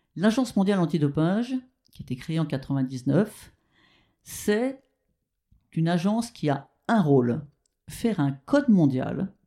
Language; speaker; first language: French; native; French